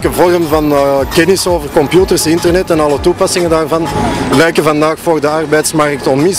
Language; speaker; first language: Dutch; native; Dutch